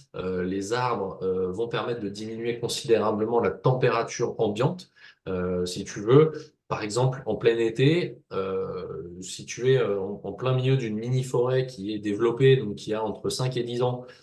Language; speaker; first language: French; native; French